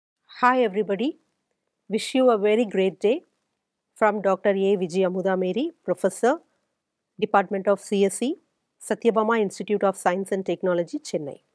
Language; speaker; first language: English; non-native, local second language; Tamil